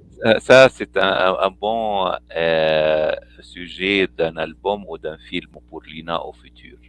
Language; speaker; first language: French; non-native, fluent; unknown